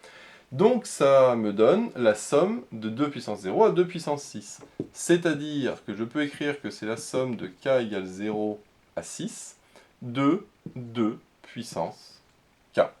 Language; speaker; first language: French; native; French